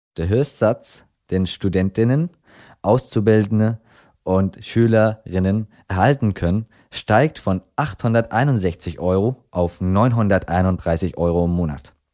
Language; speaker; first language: German; non-native, fluent; Arabic